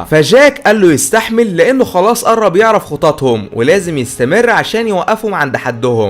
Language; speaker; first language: Arabic; native; Arabic